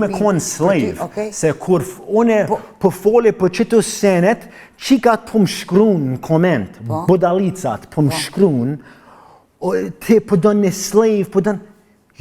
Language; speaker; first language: Albanian; early bilingual, heritage; English